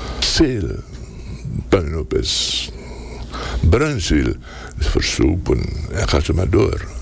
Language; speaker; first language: Dutch; native; Dutch